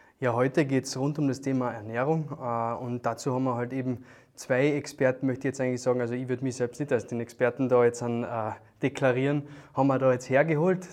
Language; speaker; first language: German; native; German